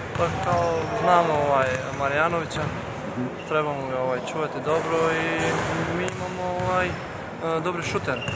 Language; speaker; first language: Serbian; early bilingual, heritage; Serbian